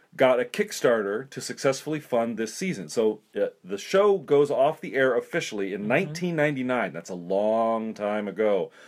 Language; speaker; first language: English; native; English